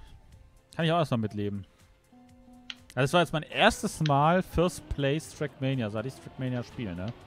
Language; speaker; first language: German; native; German